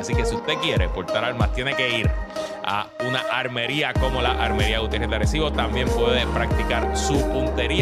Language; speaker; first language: Spanish; native; Spanish